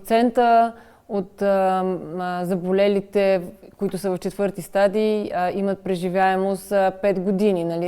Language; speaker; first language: Bulgarian; native; Bulgarian